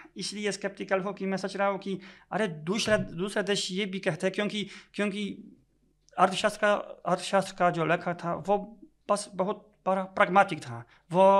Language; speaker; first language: Hindi; non-native, fluent; Polish